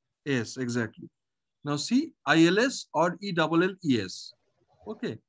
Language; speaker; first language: English; non-native, local second language; Bangla